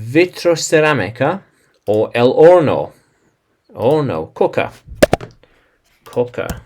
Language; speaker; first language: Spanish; non-native, learner; English